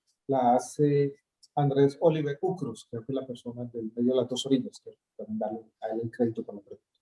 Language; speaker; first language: Spanish; native; Spanish